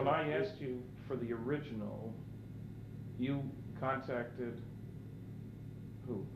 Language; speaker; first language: English; native; English